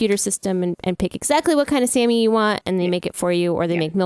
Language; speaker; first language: English; native; English